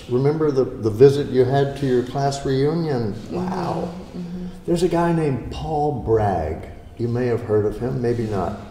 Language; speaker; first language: English; native; English